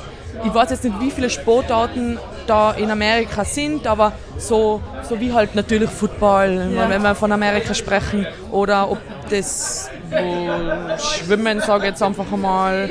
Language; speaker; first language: German; native; German